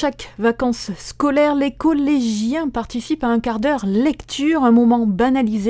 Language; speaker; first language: French; native; French